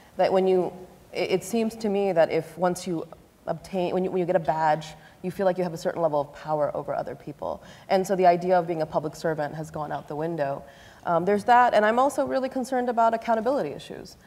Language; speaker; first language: English; native; English